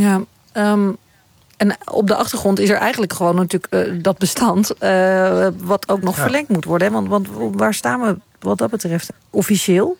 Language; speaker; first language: Dutch; native; Dutch